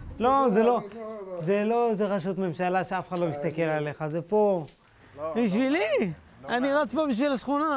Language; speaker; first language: Hebrew; early bilingual, other home language; Amharic